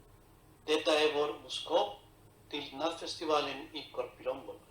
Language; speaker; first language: Swedish; non-native, fluent; Spanish